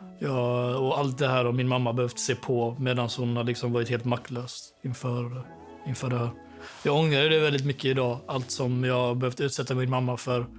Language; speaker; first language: Swedish; native; Swedish